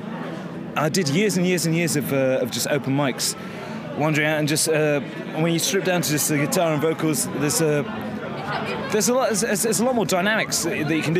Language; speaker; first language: English; native; English